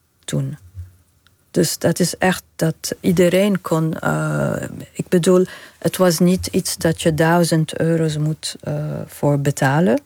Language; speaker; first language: Dutch; non-native, fluent; Arabic